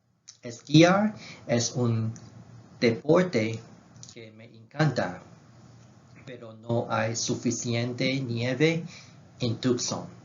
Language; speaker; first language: Spanish; non-native, learner; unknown